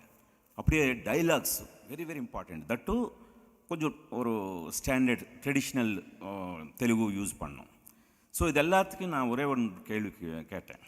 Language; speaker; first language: Tamil; non-native, local second language; Telugu